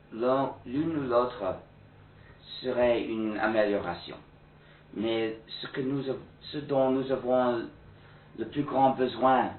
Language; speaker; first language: French; non-native, fluent; English